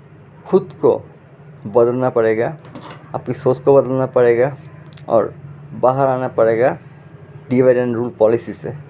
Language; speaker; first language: Hindi; non-native, fluent; Bangla